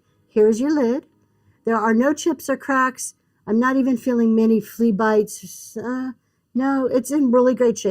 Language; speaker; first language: English; native; English